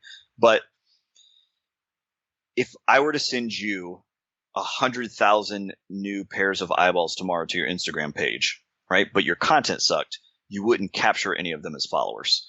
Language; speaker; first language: English; native; English